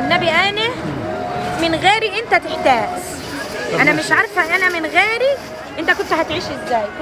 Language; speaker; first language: Arabic; native; Arabic